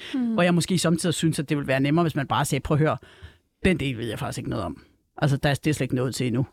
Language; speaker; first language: Danish; native; Danish